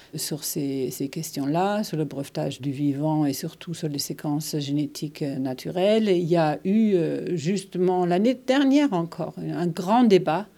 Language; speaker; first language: French; non-native, fluent; German